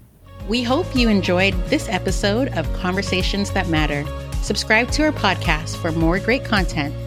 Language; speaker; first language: English; native; English